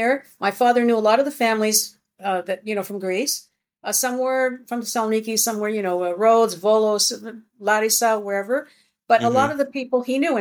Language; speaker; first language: English; early bilingual, other home language; Greek